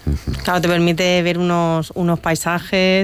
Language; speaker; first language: Spanish; native; Spanish